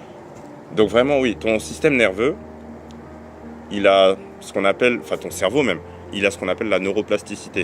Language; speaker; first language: French; native; French